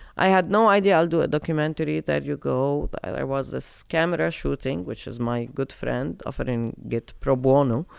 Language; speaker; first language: English; non-native, fluent; Arabic